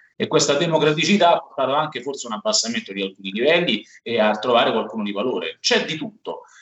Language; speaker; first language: Italian; native; Italian